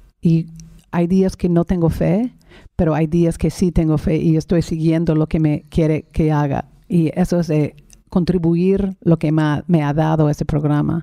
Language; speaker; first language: Spanish; non-native, fluent; English